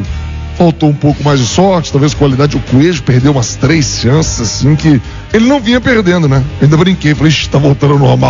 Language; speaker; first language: Portuguese; native; Portuguese